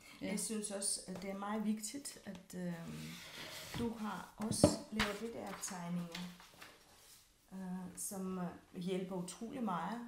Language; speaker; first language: Danish; non-native, fluent; Russian